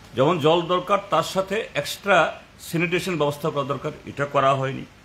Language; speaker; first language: Bangla; non-native, local second language; Konkani